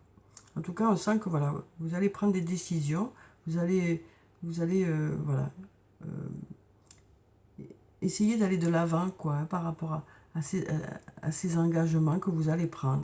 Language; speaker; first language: French; native; French